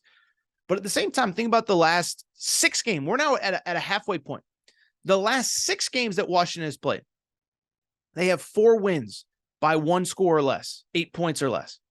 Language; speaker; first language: English; native; English